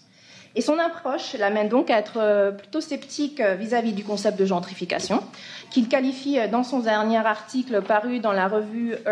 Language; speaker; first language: French; native; French